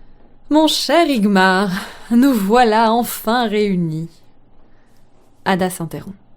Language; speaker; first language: French; native; French